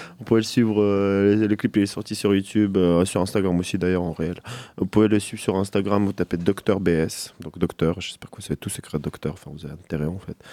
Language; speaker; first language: French; native; French